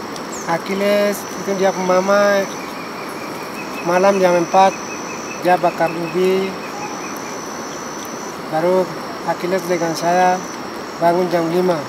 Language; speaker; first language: Indonesian; non-native, local second language; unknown